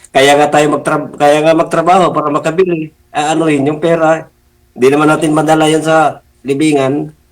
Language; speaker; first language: Filipino; non-native, local second language; Cebuano